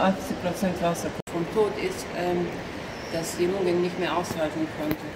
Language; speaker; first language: German; non-native, fluent; Bosnian